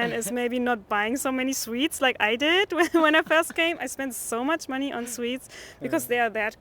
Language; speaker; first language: English; non-native, fluent; German